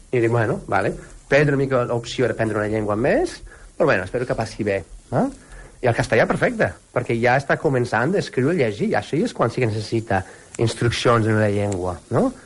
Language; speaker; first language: Catalan; non-native, fluent; English